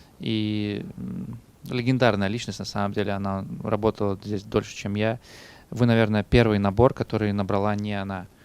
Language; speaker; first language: Russian; native; Russian